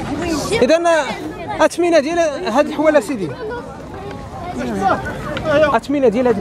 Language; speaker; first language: Arabic; native; Arabic